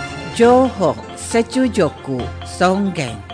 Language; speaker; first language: Japanese; non-native, fluent; Indonesian